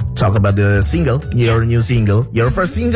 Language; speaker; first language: English; non-native, fluent; Indonesian